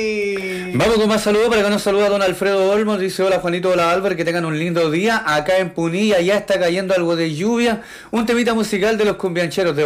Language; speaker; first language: Spanish; native; Spanish